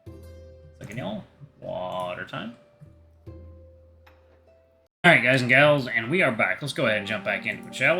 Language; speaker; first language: English; native; English